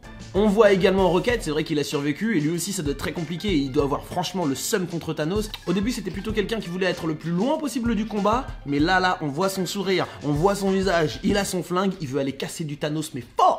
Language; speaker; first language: French; native; French